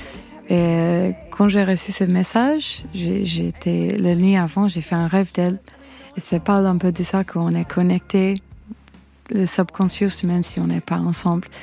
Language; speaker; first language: French; non-native, fluent; English